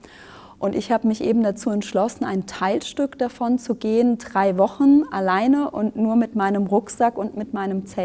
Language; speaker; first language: German; native; German